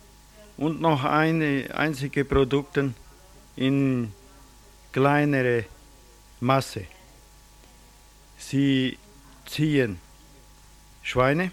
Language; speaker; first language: German; early bilingual, heritage; German